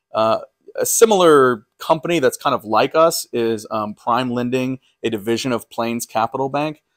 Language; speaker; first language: English; native; English